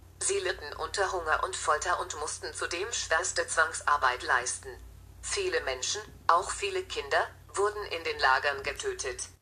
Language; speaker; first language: German; non-native, learner; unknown